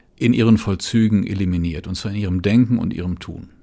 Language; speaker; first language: German; native; German